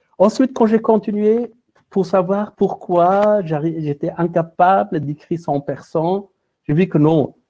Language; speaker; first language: French; non-native, fluent; Persian